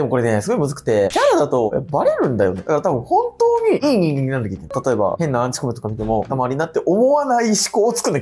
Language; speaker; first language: Japanese; native; Japanese